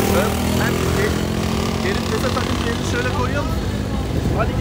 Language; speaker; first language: Turkish; native; Turkish